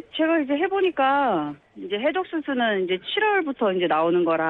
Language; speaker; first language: Korean; native; Korean